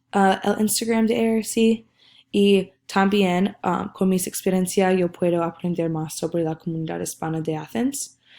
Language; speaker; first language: Spanish; non-native, learner; English